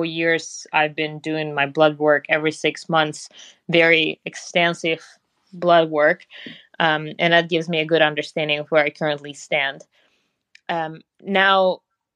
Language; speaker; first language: English; non-native, fluent; Russian